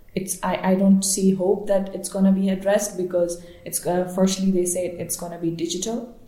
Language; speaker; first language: English; non-native, local second language; Baluchi